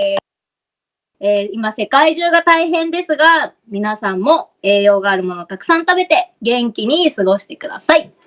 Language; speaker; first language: Japanese; native; Japanese